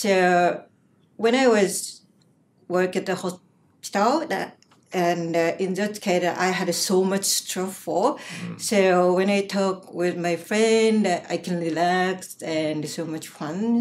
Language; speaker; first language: English; non-native, learner; Japanese